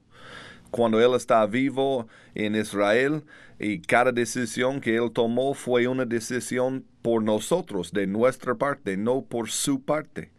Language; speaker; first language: Spanish; non-native, learner; English